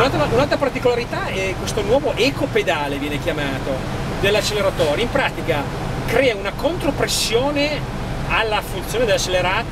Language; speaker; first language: Italian; native; Italian